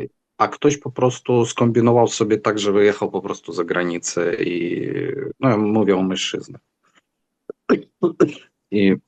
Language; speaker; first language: Polish; non-native, fluent; Ukrainian